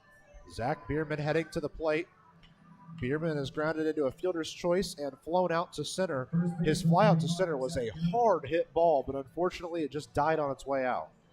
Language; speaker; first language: English; native; English